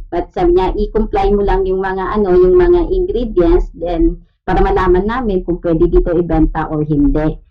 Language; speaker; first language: Filipino; native; Filipino